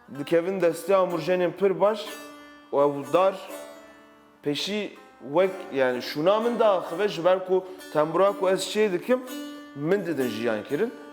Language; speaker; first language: Kurdish; non-native, local second language; Turkish